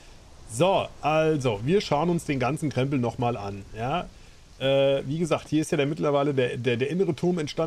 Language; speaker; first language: German; native; German